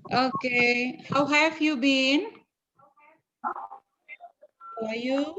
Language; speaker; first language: English; non-native, fluent; Indonesian